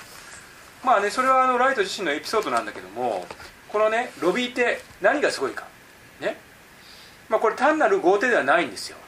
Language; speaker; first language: Japanese; native; Japanese